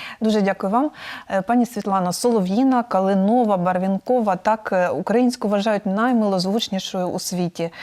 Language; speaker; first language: Ukrainian; native; Ukrainian